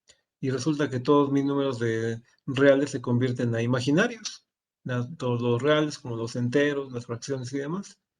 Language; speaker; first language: Spanish; native; Spanish